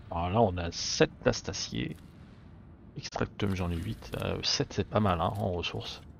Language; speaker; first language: French; native; French